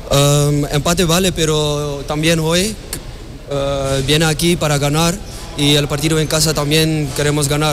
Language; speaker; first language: Spanish; non-native, learner; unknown